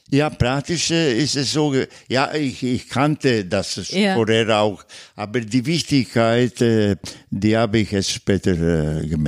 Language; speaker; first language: German; non-native, fluent; Italian